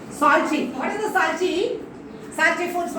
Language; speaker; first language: English; non-native, local second language; Tamil